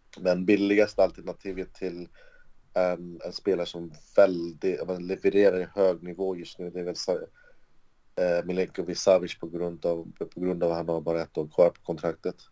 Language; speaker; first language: Swedish; early bilingual, other home language; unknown